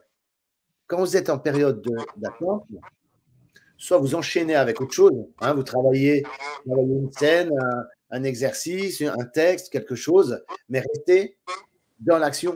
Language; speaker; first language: French; native; French